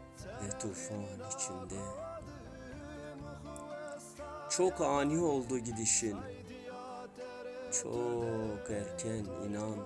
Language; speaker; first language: Turkish; native; Turkish